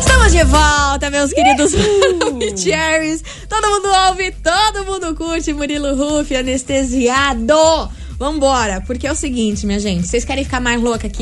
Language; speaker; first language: Portuguese; native; Portuguese